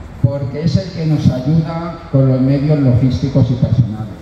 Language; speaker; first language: Spanish; native; Spanish